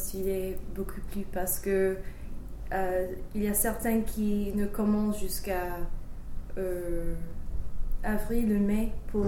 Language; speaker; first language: French; non-native, fluent; English